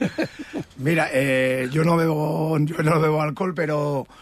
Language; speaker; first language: Spanish; native; Spanish